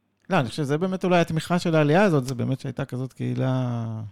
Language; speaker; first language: Hebrew; native; Hebrew